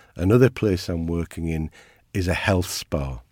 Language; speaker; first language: English; native; English